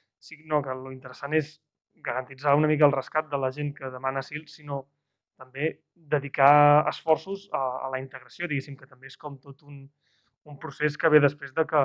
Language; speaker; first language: Catalan; native; Catalan